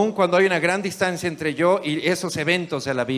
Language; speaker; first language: Spanish; native; Spanish